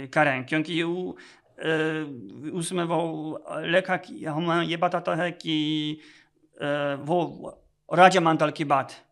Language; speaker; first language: Hindi; non-native, fluent; Polish